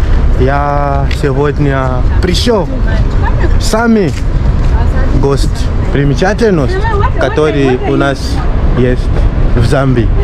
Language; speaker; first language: Russian; non-native, fluent; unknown